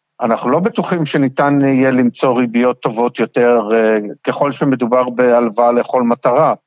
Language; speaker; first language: Hebrew; native; Hebrew